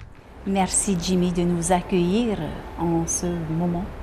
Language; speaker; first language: French; native; French